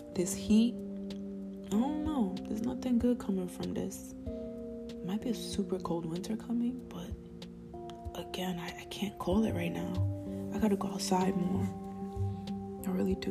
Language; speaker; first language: English; early bilingual, other home language; Spanish